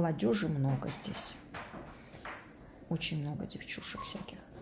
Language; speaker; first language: Russian; native; Russian